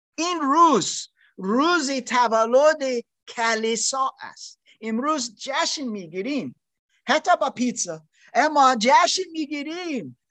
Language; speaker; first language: Persian; non-native, learner; German